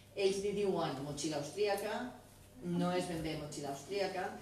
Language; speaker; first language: Catalan; non-native, local second language; Spanish